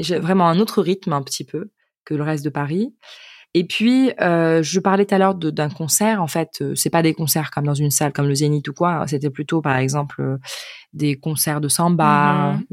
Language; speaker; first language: French; native; French